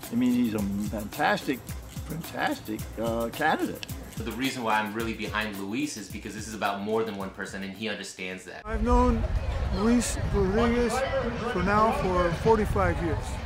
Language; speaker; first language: English; native; English